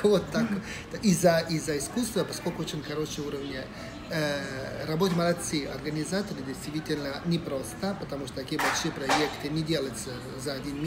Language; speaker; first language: Russian; non-native, fluent; Italian